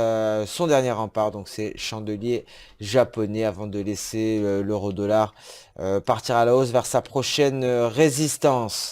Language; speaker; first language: French; native; French